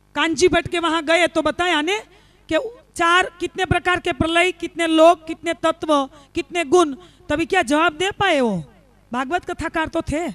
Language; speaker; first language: Hindi; non-native, local second language; Gujarati